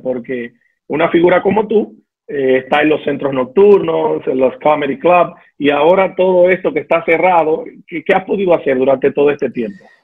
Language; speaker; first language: Spanish; native; Spanish